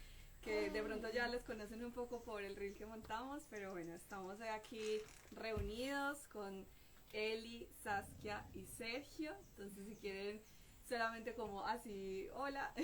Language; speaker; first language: Spanish; native; Spanish